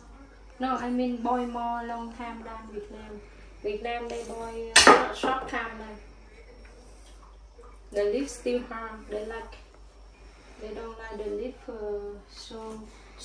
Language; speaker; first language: English; non-native, learner; Vietnamese